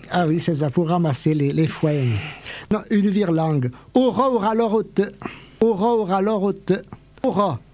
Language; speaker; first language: French; native; French